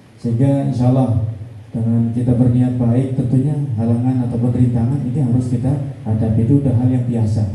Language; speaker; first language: Indonesian; native; Indonesian